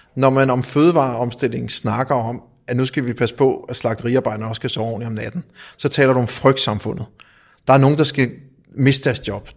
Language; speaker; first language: Danish; native; Danish